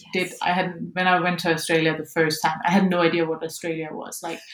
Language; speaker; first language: English; non-native, fluent; Danish